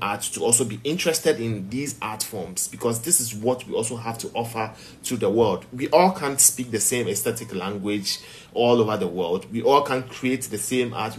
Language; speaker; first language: English; non-native, local second language; Ewe